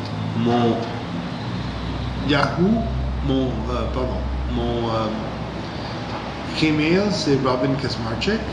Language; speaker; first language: French; non-native, fluent; English